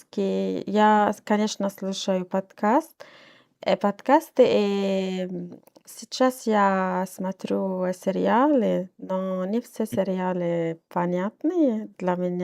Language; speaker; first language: Russian; non-native, learner; Arabic